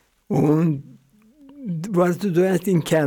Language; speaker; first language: German; non-native, fluent; Central Kurdish